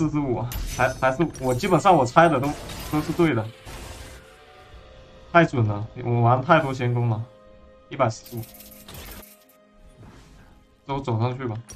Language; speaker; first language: Chinese; native; Chinese